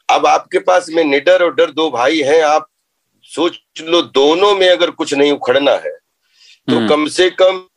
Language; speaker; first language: Hindi; native; Hindi